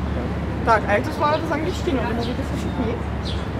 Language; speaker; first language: Czech; native; Czech